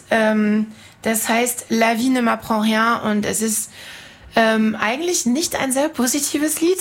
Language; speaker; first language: German; non-native, fluent; French